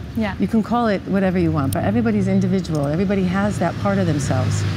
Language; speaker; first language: English; native; English